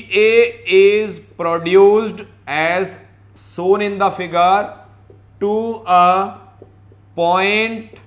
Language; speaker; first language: English; non-native, local second language; Hindi